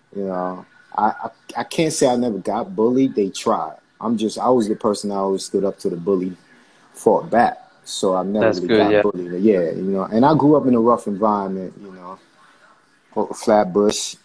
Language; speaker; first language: English; early bilingual, other home language; Haitian Creole